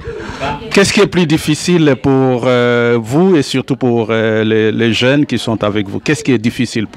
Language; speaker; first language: French; native; French